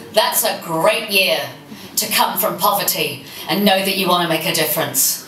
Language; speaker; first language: English; native; English